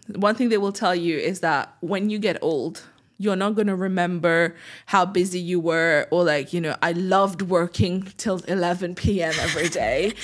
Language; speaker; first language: English; non-native, fluent; French